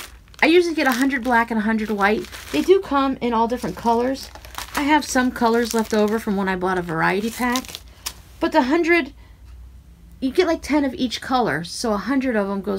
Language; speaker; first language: English; native; English